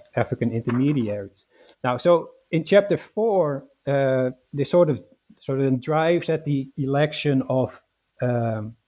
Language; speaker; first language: English; non-native, fluent; Dutch